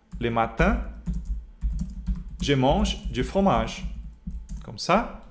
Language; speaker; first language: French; non-native, fluent; Portuguese